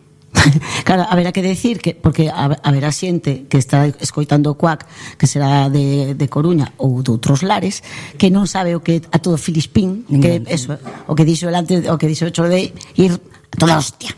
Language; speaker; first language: Galician; native; Galician